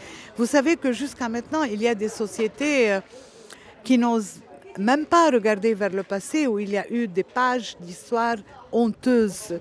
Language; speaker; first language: French; non-native, local second language; Arabic